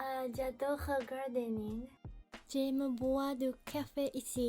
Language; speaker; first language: French; non-native, learner; Japanese